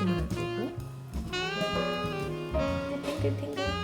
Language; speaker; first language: Korean; native; Korean